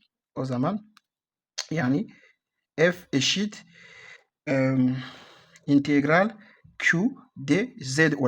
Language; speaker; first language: Turkish; non-native, learner; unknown